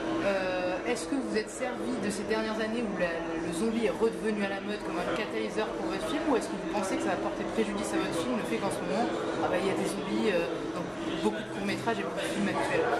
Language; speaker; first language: French; native; French